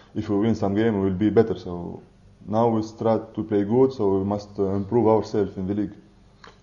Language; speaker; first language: English; non-native, fluent; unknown